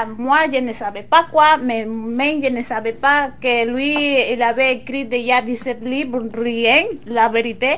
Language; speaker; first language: French; non-native, local second language; Spanish